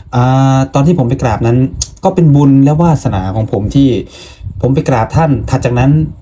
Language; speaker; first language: Thai; non-native, local second language; Lao